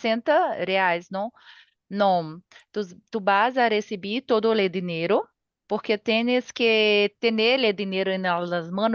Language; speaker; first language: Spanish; non-native, learner; Portuguese